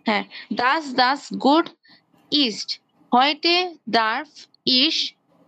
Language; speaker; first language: German; non-native, learner; Bangla